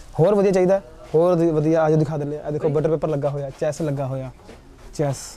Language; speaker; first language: Punjabi; native; Punjabi